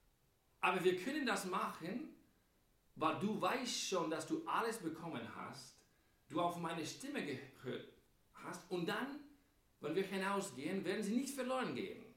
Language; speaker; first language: German; non-native, fluent; English